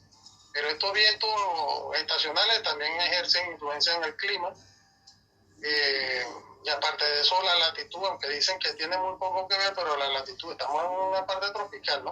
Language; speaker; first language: Spanish; native; Spanish